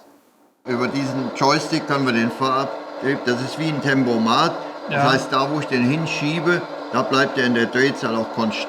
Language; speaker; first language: German; native; German